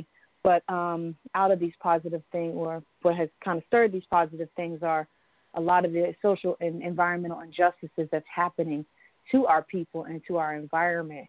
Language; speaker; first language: English; native; English